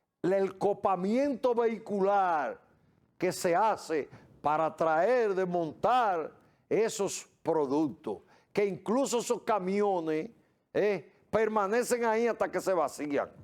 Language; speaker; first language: Spanish; native; Spanish